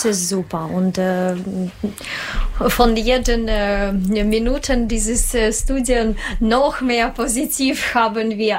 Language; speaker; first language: German; non-native, learner; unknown